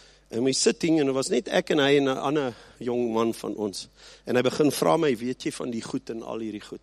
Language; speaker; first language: Afrikaans; early bilingual, heritage; Afrikaans